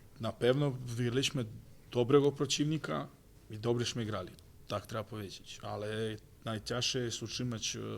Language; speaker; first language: Polish; non-native, fluent; Croatian